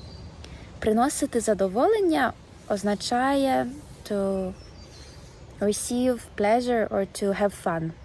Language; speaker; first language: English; non-native, fluent; Ukrainian